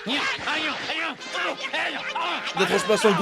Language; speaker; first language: French; native; French